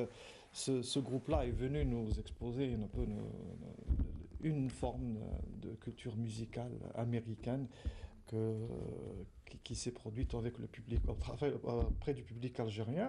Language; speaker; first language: French; non-native, local second language; Arabic